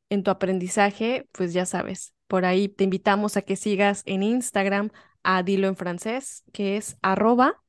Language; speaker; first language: Spanish; native; Spanish